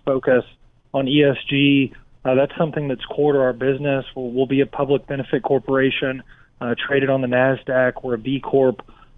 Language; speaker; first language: English; native; English